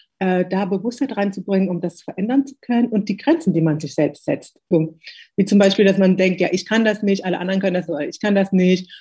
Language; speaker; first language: German; early bilingual, other home language; Tigrinya